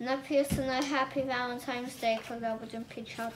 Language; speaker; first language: Russian; early bilingual, heritage; Russian